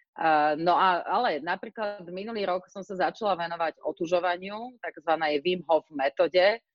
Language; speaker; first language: Slovak; native; Slovak